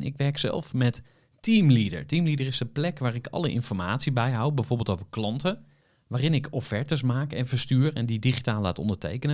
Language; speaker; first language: Dutch; native; Dutch